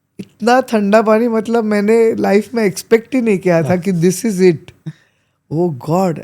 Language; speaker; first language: Hindi; non-native, local second language; Marathi